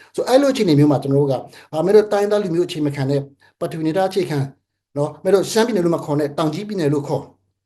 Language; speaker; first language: Burmese; native; Burmese